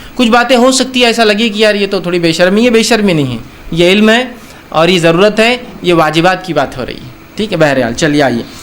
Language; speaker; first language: Urdu; native; Urdu